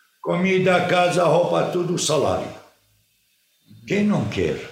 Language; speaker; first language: Portuguese; non-native, fluent; Arabic